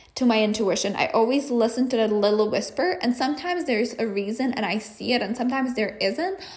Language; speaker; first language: English; non-native, fluent; Czech